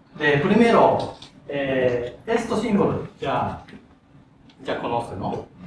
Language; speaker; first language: Spanish; non-native, learner; Japanese